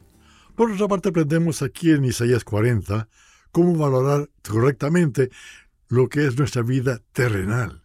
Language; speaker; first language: Spanish; non-native, fluent; English